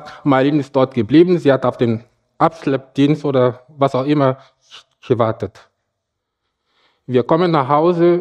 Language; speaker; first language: German; non-native, fluent; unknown